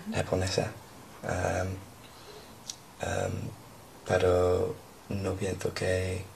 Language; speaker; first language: Spanish; non-native, learner; English